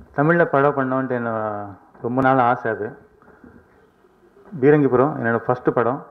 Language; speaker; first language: Tamil; non-native, learner; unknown